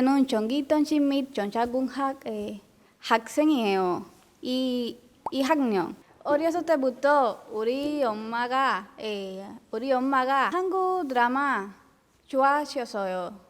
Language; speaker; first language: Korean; non-native, learner; Spanish